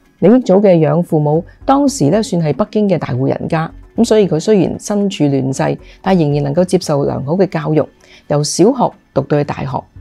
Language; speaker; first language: Chinese; non-native, local second language; Cantonese